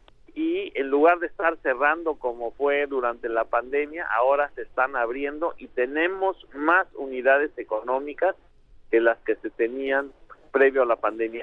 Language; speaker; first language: Spanish; native; Spanish